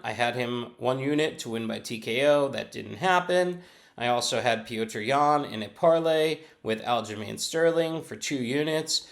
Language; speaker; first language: English; native; English